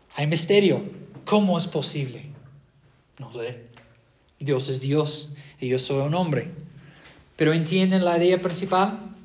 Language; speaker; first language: Spanish; non-native, fluent; English